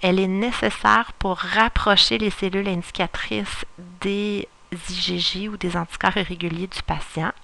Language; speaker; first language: French; native; French